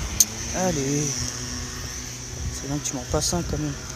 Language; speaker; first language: French; native; French